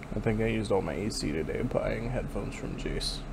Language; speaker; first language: English; native; English